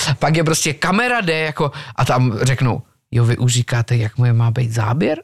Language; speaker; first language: Czech; native; Czech